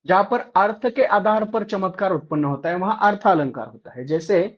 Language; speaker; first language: Hindi; non-native, local second language; Marathi